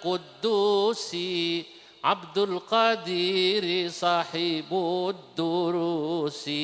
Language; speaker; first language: Arabic; non-native, fluent; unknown